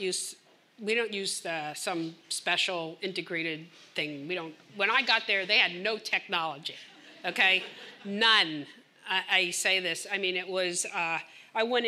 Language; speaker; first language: English; native; English